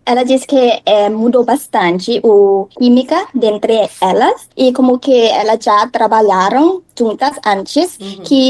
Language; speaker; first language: Portuguese; non-native, learner; Thai